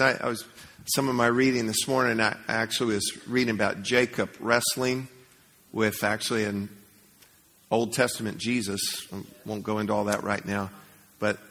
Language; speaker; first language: English; native; English